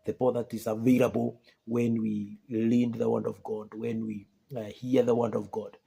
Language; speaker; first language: English; non-native, local second language; Swahili